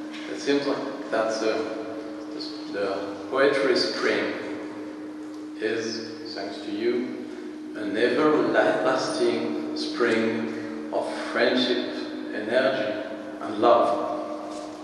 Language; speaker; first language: English; non-native, fluent; French